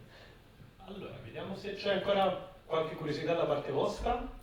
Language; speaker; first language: Italian; native; Italian